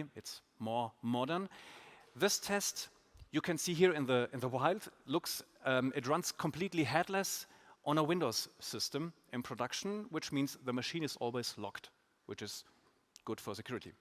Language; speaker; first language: English; non-native, fluent; German